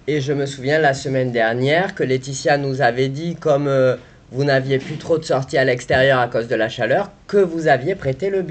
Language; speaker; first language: French; native; French